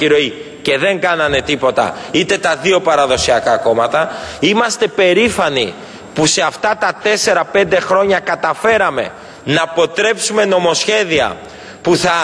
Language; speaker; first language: Greek; native; Greek